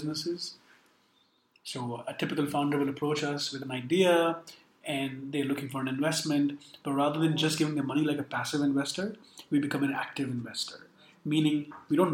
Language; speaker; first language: English; non-native, local second language; Urdu